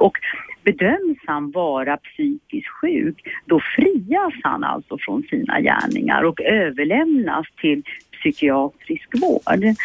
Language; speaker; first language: Swedish; native; Swedish